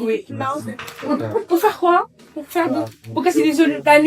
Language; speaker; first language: French; non-native, local second language; Wolof